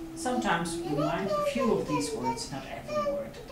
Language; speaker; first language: English; non-native, fluent; Dutch